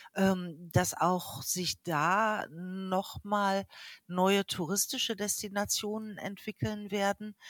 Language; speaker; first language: German; native; German